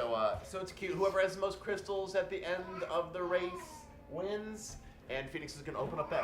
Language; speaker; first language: English; native; English